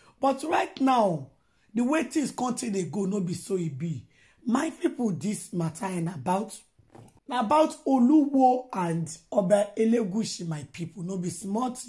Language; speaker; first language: Nigerian Pidgin; non-native, local second language; Yoruba